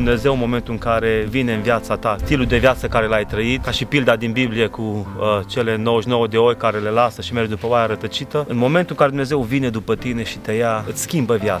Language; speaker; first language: Romanian; native; Romanian